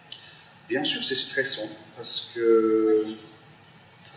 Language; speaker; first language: French; non-native, fluent; Turkish